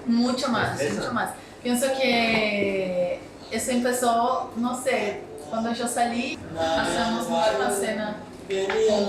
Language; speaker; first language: Spanish; non-native, learner; Portuguese